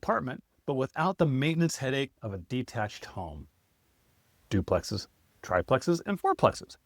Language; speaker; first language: English; native; English